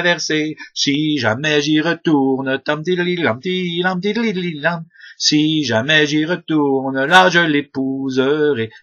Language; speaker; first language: French; native; French